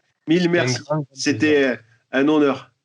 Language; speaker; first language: French; native; French